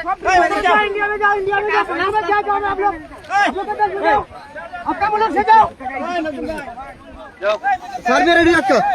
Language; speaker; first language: Hindi; non-native, local second language; Bangla